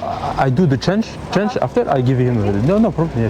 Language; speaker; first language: English; non-native, learner; French